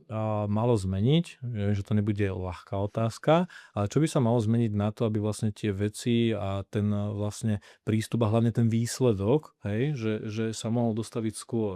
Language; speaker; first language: Slovak; native; Slovak